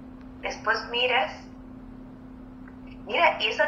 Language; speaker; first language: Spanish; native; Spanish